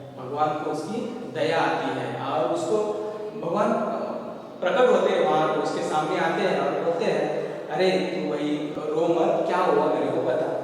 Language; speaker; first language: Hindi; non-native, local second language; Marathi